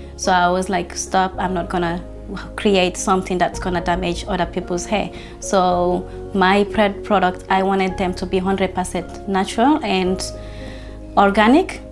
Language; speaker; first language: English; non-native, fluent; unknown